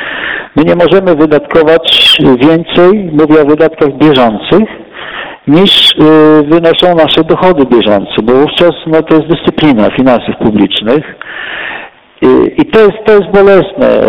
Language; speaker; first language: Polish; native; Polish